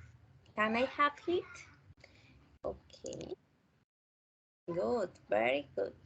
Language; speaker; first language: English; non-native, fluent; Spanish